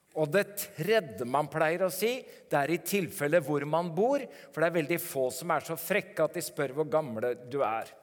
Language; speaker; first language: Norwegian; native; Norwegian